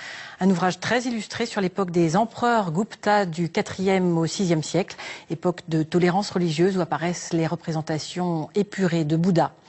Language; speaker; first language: French; native; French